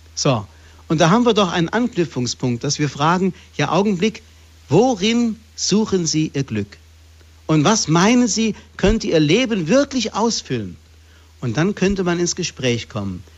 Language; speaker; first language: German; native; German